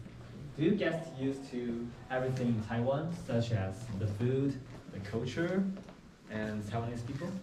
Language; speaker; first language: English; non-native, learner; Chinese